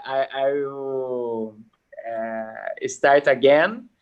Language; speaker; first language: English; non-native, learner; Portuguese